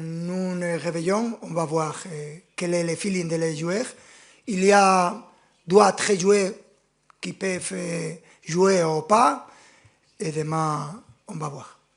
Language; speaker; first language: French; non-native, fluent; Spanish